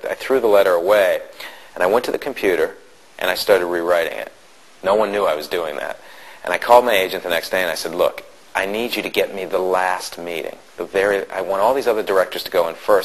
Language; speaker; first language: English; native; English